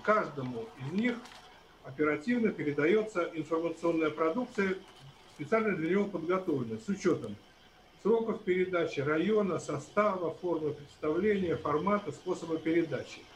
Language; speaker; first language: Russian; native; Russian